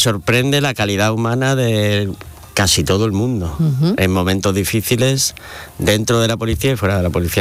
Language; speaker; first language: Spanish; native; Spanish